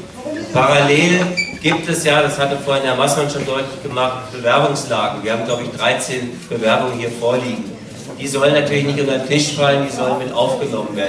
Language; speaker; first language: German; native; German